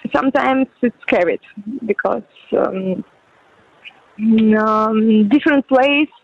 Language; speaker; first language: English; non-native, learner; Ukrainian